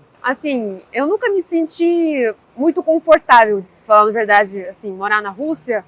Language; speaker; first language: Portuguese; non-native, fluent; Russian